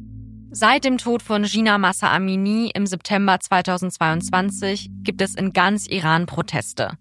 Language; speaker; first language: German; early bilingual, other home language; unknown